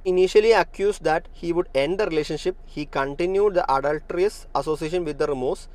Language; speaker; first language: English; non-native, local second language; Malayalam